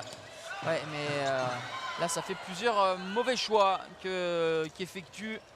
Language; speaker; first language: French; native; French